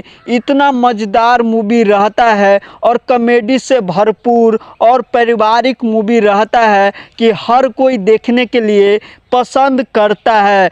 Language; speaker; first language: Hindi; non-native, local second language; Bhojpuri